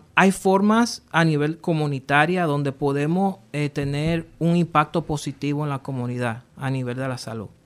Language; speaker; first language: Spanish; early bilingual, heritage; Spanish